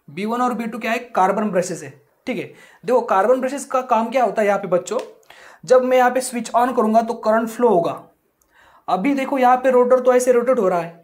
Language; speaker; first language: Hindi; non-native, local second language; Marathi